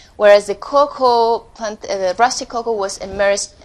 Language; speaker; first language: English; non-native, fluent; Spanish